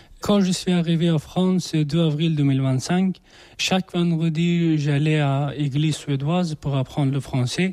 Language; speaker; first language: French; non-native, learner; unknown